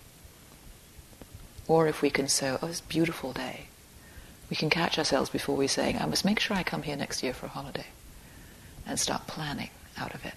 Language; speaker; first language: English; native; English